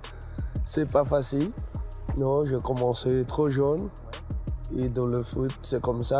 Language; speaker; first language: French; non-native, fluent; Portuguese